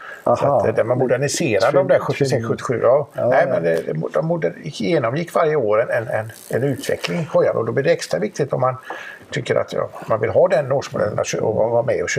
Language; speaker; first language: Swedish; native; Swedish